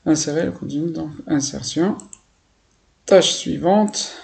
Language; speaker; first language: French; non-native, local second language; Arabic